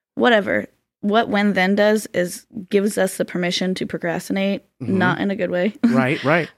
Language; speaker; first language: English; native; English